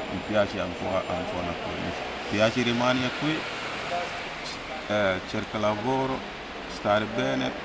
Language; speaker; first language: Italian; non-native, learner; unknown